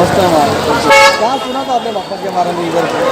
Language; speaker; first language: Hindi; native; Hindi